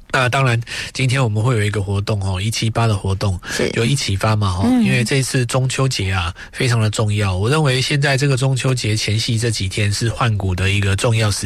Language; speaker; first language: Chinese; native; Chinese